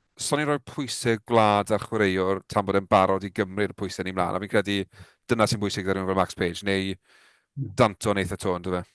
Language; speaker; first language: Welsh; native; Welsh